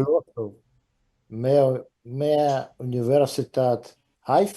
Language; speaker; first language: Hebrew; non-native, learner; English